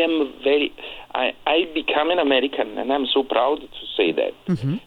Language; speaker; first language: English; non-native, fluent; Italian